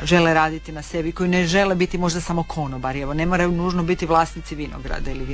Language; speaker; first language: Serbian; native; Serbian